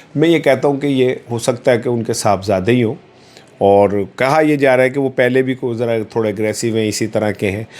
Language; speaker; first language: Urdu; non-native, local second language; Punjabi